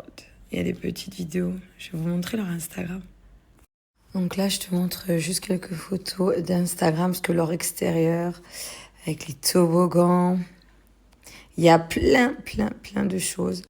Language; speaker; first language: French; native; French